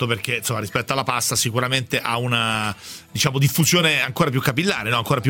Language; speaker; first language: Italian; native; Italian